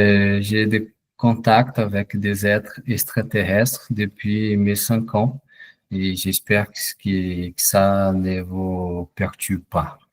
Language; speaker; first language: French; non-native, fluent; Portuguese